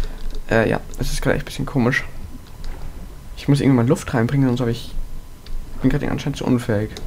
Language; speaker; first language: German; native; German